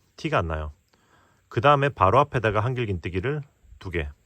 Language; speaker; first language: Korean; native; Korean